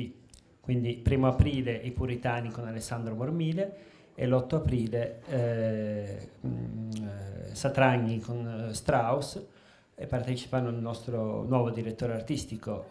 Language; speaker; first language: Italian; native; Italian